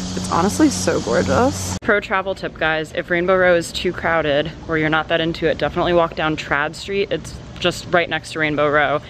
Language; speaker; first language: English; native; English